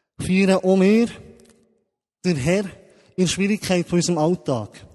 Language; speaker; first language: German; native; German